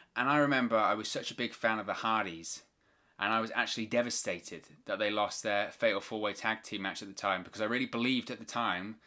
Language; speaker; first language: English; native; English